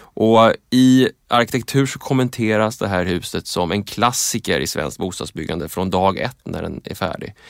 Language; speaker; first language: Swedish; native; Swedish